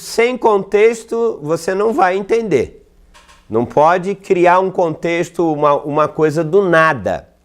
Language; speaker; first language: Portuguese; native; Portuguese